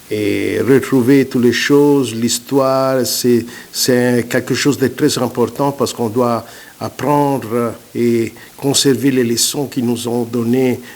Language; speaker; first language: French; non-native, fluent; Italian